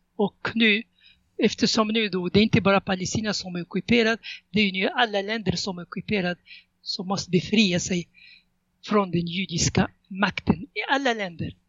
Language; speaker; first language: Swedish; non-native, fluent; Arabic